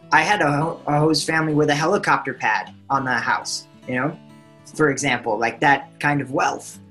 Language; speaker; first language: English; native; English